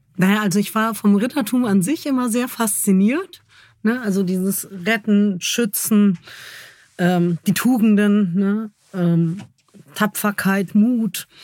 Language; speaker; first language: German; early bilingual, other home language; Kurdish